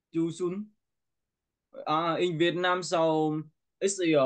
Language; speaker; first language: English; non-native, learner; Vietnamese